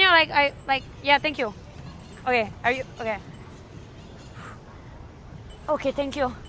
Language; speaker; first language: English; non-native, learner; French